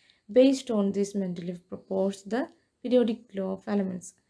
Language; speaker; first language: English; non-native, local second language; Malayalam